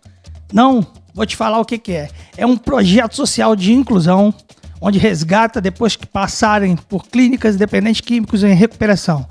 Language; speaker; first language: Portuguese; native; Portuguese